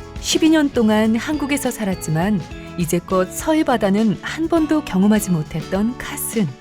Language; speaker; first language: Korean; native; Korean